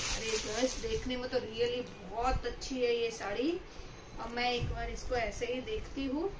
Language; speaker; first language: Hindi; non-native, local second language; Gujarati